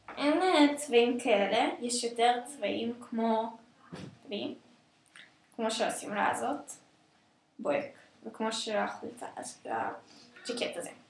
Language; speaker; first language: Hebrew; native; Hebrew